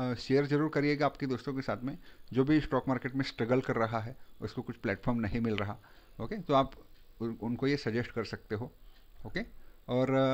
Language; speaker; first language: Hindi; non-native, local second language; Marathi